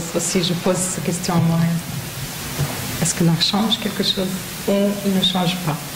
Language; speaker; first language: French; non-native, learner; Arabic